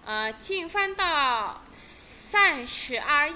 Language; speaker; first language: Chinese; non-native, local second language; Malay